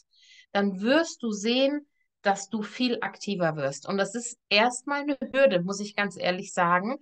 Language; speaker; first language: German; native; German